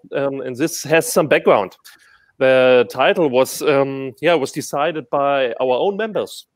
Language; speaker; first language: English; non-native, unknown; German